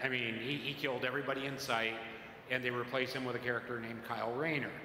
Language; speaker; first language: English; native; English